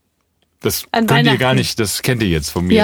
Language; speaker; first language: German; native; German